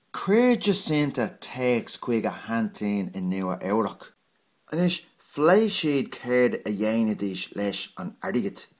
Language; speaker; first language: Irish; non-native, local second language; English